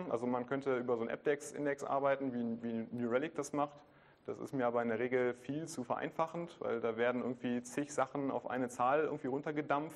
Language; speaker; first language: German; native; German